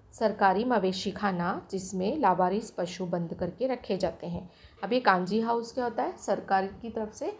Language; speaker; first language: Hindi; non-native, local second language; Marathi